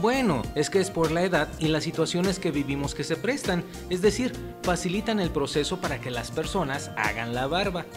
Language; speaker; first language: Spanish; native; Spanish